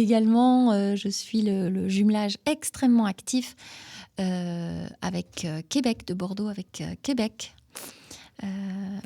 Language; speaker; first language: French; native; French